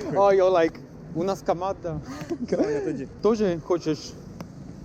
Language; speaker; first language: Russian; non-native, learner; English